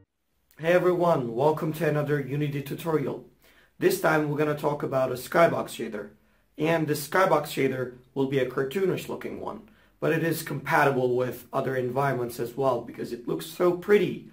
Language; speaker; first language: English; non-native, fluent; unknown